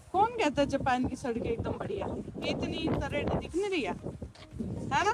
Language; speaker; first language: Hindi; native; Hindi